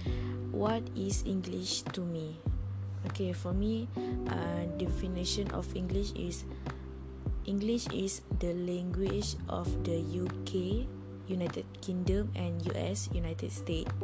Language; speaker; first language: English; non-native, learner; Malay